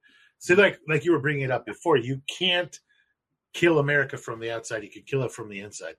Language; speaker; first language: English; native; English